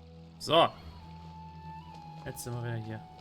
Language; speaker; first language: German; native; German